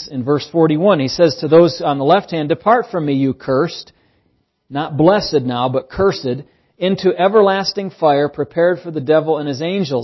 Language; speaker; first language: English; native; English